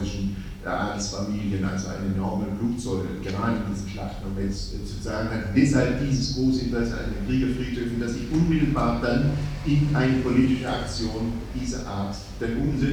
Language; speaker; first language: German; native; German